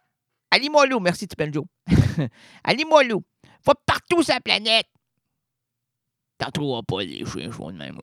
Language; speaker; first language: French; native; French